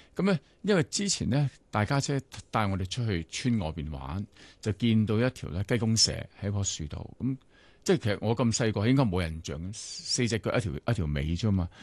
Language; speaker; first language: Cantonese; non-native, local second language; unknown